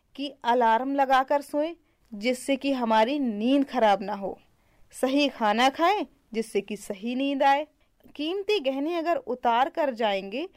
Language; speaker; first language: Hindi; native; Hindi